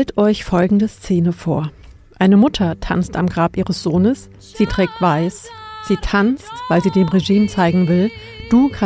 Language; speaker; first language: German; native; German